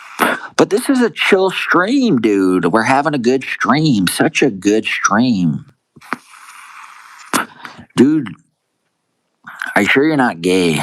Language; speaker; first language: English; native; English